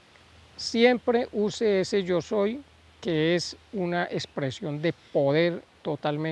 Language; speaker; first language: Spanish; native; Spanish